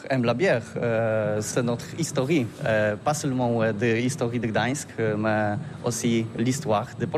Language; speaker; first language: French; non-native, learner; Polish